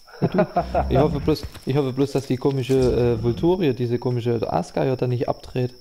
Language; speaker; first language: German; native; German